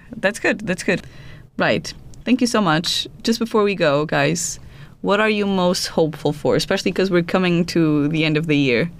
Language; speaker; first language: English; non-native, fluent; Portuguese